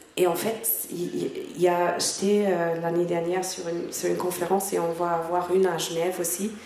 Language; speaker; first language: French; non-native, fluent; German